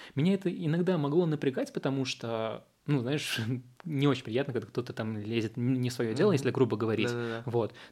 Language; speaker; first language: Russian; early bilingual, other home language; Uzbek